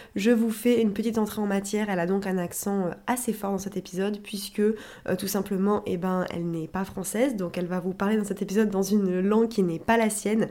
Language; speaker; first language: French; native; French